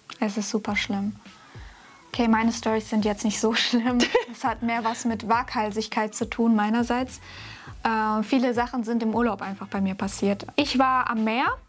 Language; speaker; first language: German; early bilingual, other home language; Russian